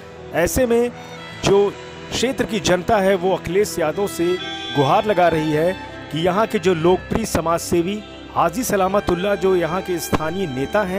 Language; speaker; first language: Hindi; native; Hindi